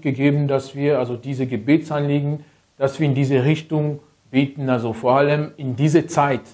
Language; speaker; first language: German; non-native, fluent; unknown